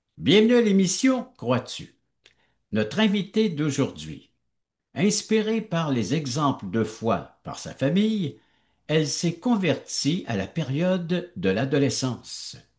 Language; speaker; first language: French; native; French